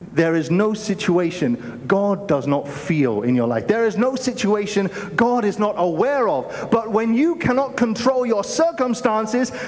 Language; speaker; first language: English; native; English